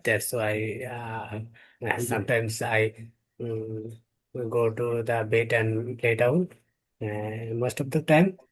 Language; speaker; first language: English; non-native, learner; Bangla